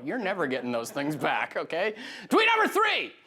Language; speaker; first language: English; native; English